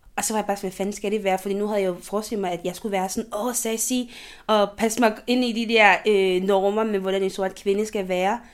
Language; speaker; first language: Danish; early bilingual, other home language; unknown